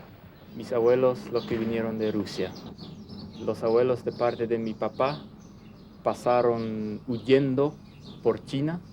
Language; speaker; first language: Spanish; early bilingual, heritage; Plautdietsch